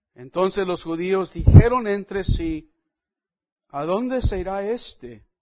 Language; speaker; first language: Spanish; non-native, fluent; English